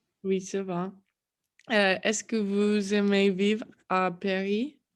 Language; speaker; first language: French; non-native, learner; English